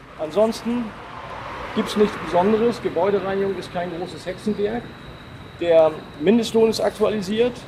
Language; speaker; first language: German; native; German